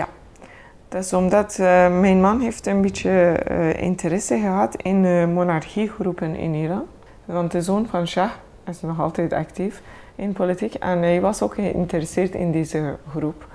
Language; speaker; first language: Dutch; non-native, fluent; Persian